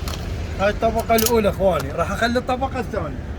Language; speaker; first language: Arabic; native; Arabic